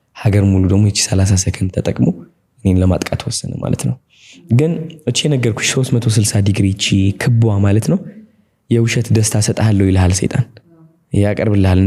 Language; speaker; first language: Amharic; non-native, local second language; Tigrinya